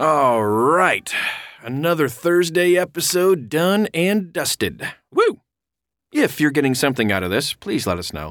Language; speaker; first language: English; native; English